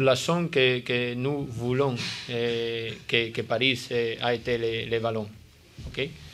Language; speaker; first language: French; non-native, learner; Spanish